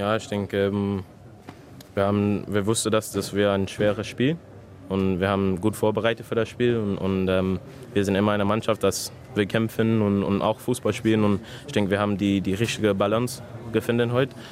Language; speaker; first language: German; non-native, learner; English